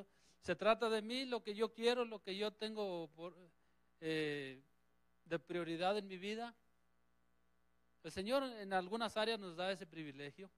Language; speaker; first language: Spanish; native; Spanish